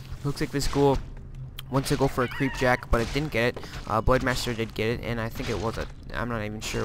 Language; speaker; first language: English; native; English